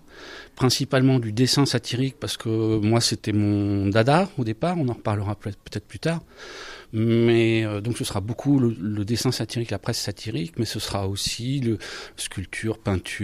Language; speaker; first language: French; native; French